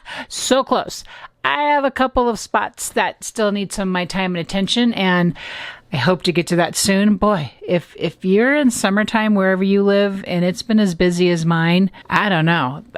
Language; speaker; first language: English; native; English